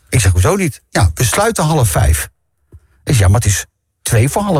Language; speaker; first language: Dutch; native; Dutch